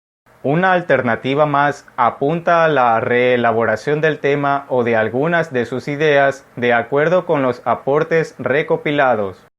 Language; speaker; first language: Spanish; native; Spanish